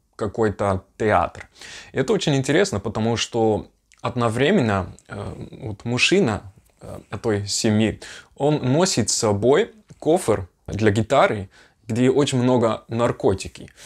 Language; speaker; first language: Russian; non-native, fluent; Dutch